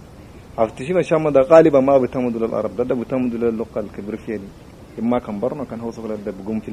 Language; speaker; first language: Arabic; native; Arabic